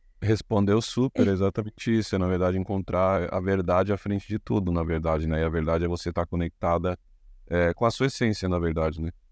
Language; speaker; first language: Portuguese; native; Portuguese